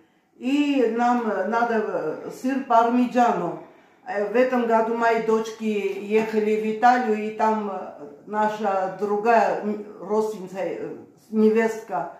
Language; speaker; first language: Russian; non-native, fluent; Armenian